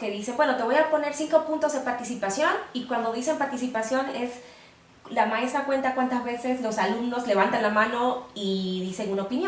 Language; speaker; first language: Spanish; native; Spanish